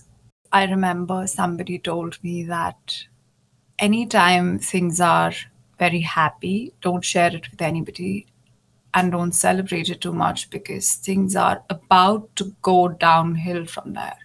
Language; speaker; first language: English; non-native, local second language; Hindi